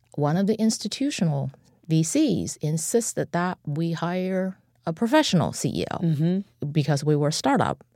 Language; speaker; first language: English; non-native, fluent; Chinese